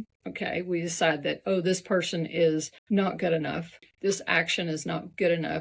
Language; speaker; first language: English; native; English